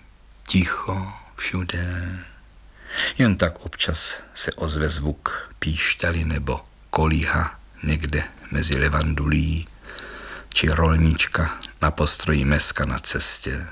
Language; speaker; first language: Czech; native; Czech